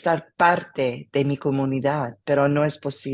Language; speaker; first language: Spanish; non-native, learner; English